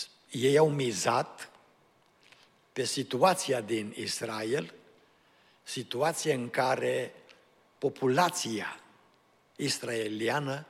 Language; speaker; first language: Romanian; native; Romanian